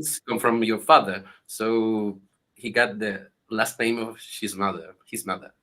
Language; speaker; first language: English; non-native, learner; Spanish